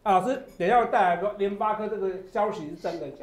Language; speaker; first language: Chinese; native; Chinese